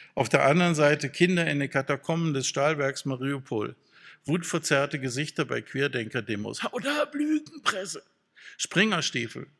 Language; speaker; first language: German; native; German